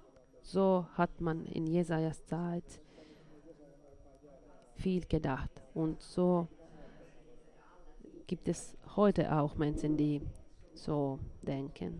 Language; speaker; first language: German; non-native, fluent; Finnish